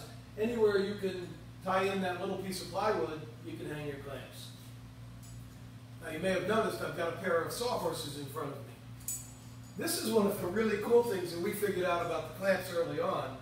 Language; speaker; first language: English; native; English